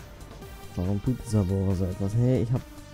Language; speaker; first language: German; native; German